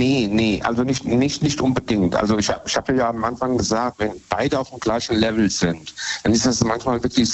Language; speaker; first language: German; native; German